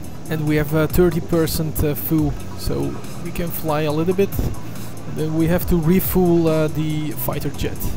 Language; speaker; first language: English; non-native, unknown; Turkish